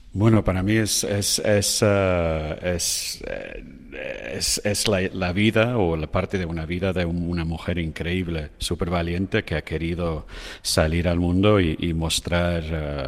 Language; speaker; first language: Spanish; non-native, fluent; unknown